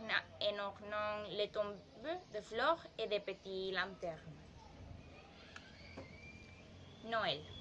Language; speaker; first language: French; non-native, learner; Spanish